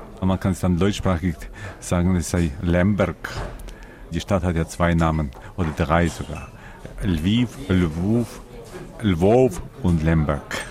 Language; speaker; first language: German; non-native, fluent; Ukrainian